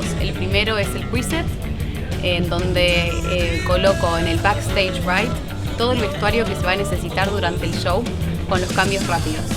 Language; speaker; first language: Spanish; native; Spanish